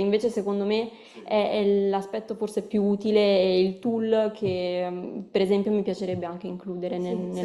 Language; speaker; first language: Italian; native; Italian